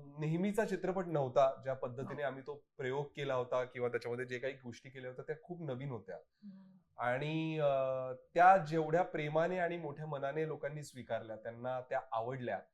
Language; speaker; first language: Marathi; native; Marathi